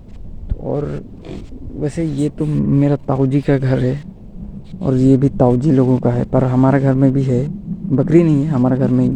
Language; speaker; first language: Hindi; non-native, local second language; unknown